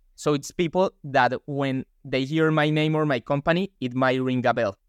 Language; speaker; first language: English; non-native, fluent; Spanish